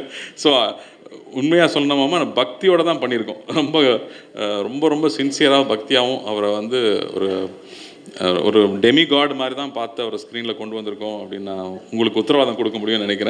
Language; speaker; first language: Tamil; native; Tamil